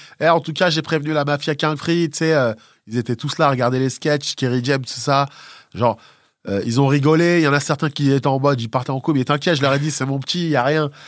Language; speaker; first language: French; native; French